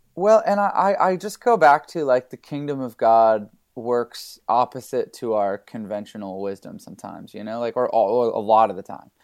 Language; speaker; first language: English; native; English